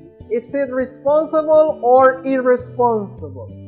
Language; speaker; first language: English; non-native, fluent; Spanish